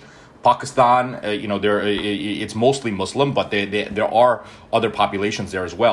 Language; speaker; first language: English; early bilingual, other home language; Malayalam